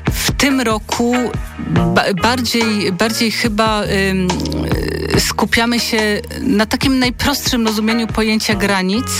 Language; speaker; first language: Polish; native; Polish